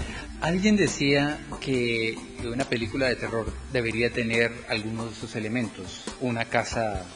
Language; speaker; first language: Spanish; native; Spanish